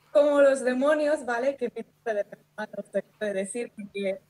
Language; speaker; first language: Spanish; non-native, local second language; Catalan